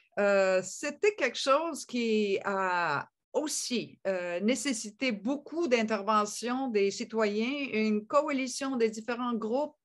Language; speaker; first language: French; native; French